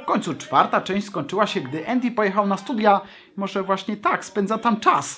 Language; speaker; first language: Polish; native; Polish